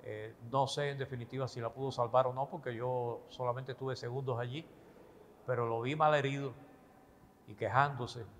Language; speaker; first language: Spanish; native; Spanish